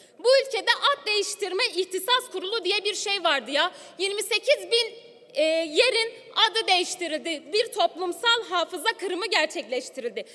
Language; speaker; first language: Turkish; non-native, local second language; Kurdish